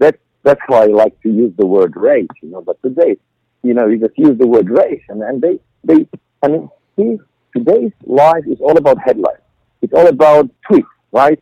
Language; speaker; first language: English; non-native, fluent; Polish